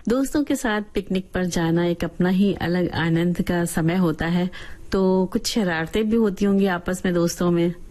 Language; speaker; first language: Hindi; native; Hindi